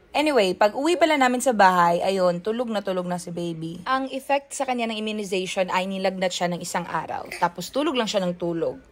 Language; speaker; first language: Filipino; non-native, local second language; Cebuano